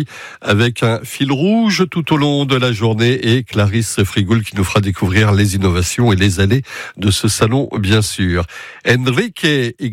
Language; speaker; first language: French; native; French